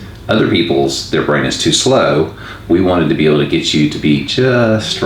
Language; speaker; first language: English; native; English